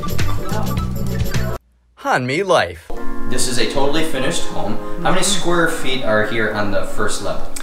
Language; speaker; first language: English; early bilingual, other home language; Korean